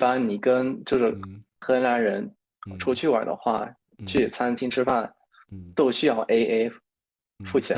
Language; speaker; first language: Chinese; non-native, fluent; Spanish